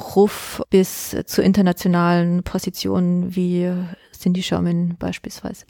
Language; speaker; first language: German; native; German